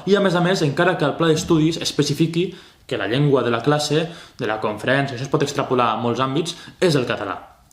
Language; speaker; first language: Catalan; native; Catalan